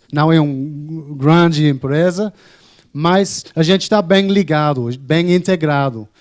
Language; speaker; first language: Portuguese; non-native, fluent; English